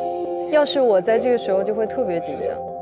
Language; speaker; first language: Chinese; native; Chinese